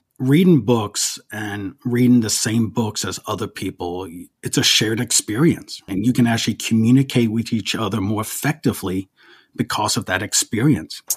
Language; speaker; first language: English; early bilingual, other home language; German